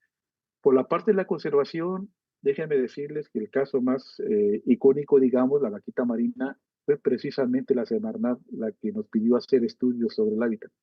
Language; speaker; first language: Spanish; native; Spanish